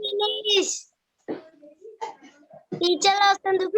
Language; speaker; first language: English; non-native, learner; Sinhala